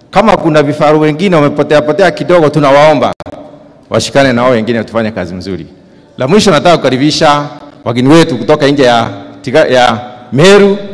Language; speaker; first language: Swahili; non-native, local second language; Meru